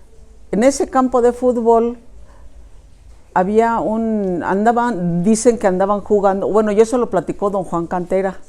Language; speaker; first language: Spanish; native; Spanish